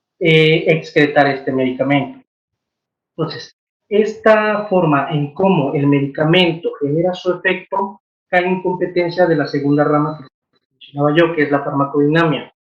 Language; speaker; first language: Spanish; native; Spanish